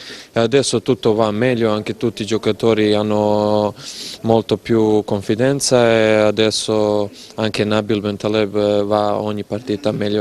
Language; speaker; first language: Italian; non-native, learner; Serbian